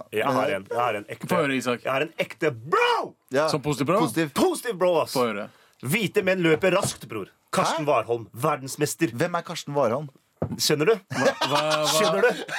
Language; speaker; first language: Norwegian; native; Norwegian